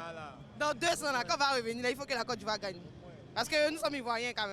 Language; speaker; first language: French; native; French